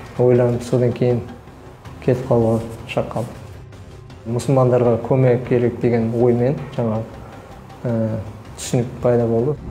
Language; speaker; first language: Kazakh; non-native, local second language; Uzbek